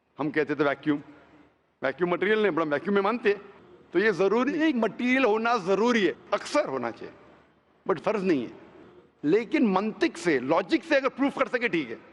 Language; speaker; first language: Hindi; non-native, local second language; Konkani